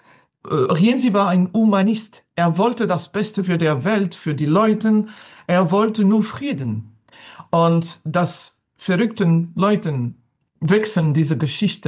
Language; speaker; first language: German; non-native, learner; French